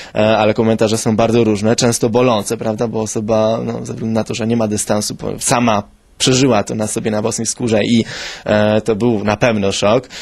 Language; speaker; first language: Polish; early bilingual, other home language; Spanish